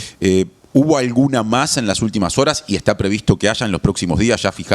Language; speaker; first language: Spanish; native; Spanish